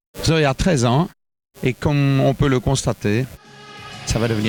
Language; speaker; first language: French; native; French